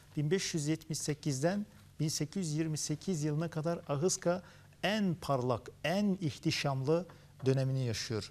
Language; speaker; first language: Turkish; early bilingual, heritage; Turkish